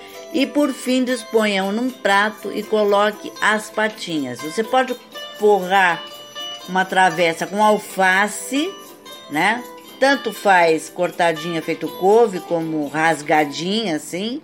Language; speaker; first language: Portuguese; native; Portuguese